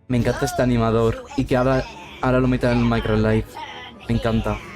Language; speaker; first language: Spanish; native; Spanish